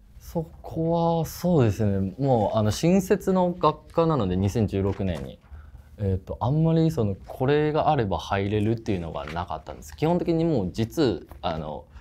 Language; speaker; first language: Japanese; non-native, fluent; Chinese